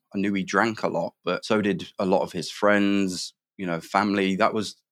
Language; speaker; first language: English; native; English